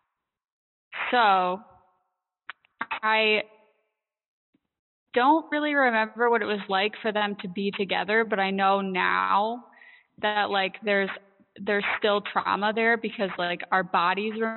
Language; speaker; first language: English; native; English